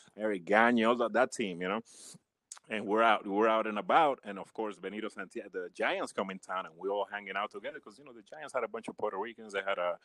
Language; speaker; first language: English; early bilingual, other home language; Spanish